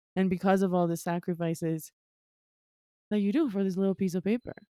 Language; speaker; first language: English; non-native, fluent; Spanish